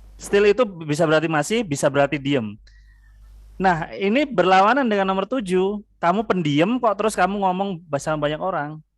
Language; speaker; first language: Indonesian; native; Indonesian